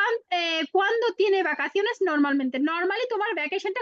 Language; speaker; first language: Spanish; non-native, fluent; Bangla